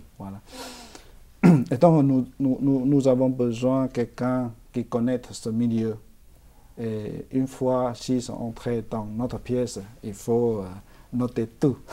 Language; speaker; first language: French; non-native, fluent; Chinese